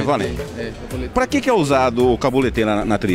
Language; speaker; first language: Portuguese; native; Portuguese